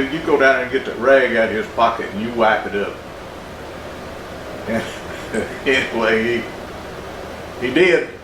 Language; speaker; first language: English; native; English